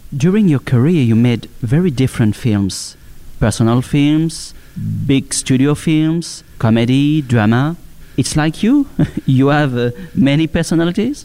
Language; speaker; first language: English; non-native, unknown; French